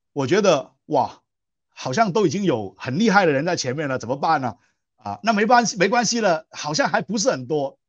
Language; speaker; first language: Chinese; non-native, local second language; Cantonese